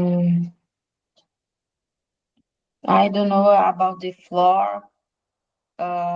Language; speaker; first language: English; non-native, learner; Portuguese